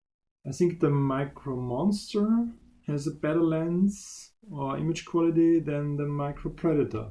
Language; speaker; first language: English; non-native, fluent; German